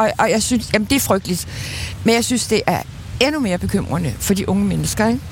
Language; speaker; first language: Danish; native; Danish